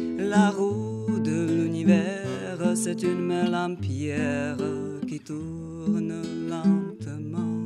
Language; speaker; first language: French; non-native, fluent; Czech